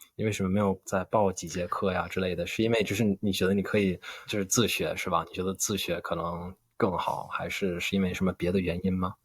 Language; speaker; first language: Chinese; non-native, fluent; English